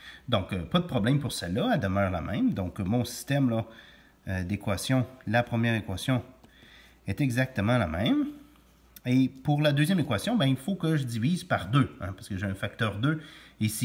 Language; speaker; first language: French; native; French